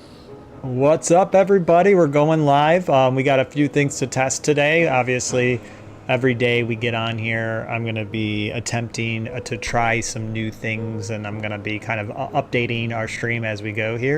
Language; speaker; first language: English; native; English